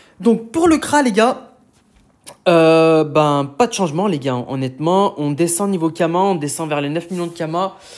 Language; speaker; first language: French; native; French